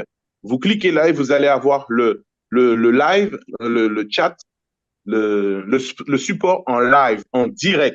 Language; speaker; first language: French; native; French